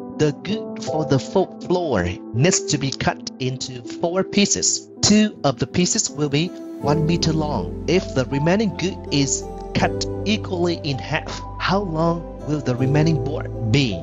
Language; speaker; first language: English; non-native, fluent; Vietnamese